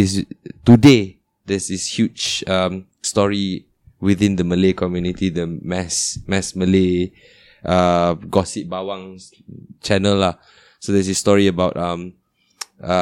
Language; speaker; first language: English; non-native, local second language; Malay